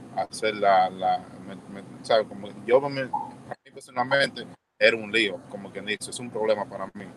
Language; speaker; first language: Spanish; early bilingual, heritage; Spanish